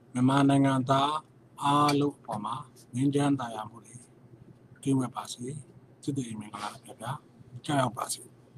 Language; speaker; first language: Burmese; non-native, local second language; Rohingya